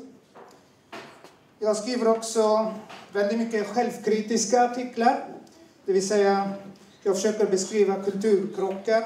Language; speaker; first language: Swedish; non-native, fluent; Turoyo